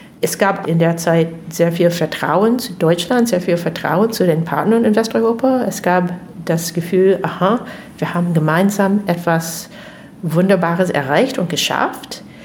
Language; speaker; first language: German; non-native, fluent; English